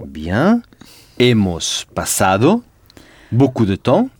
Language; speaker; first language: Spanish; non-native, fluent; French